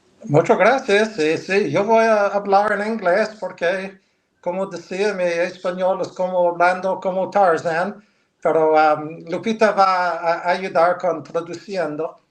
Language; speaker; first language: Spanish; non-native, learner; English